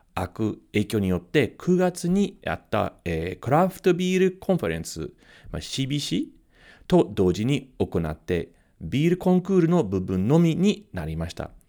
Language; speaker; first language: Japanese; non-native, fluent; English